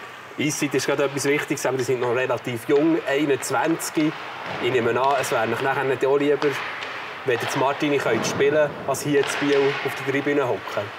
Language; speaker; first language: German; native; German